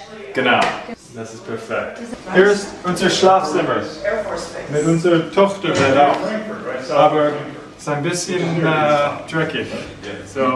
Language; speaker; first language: German; non-native, learner; English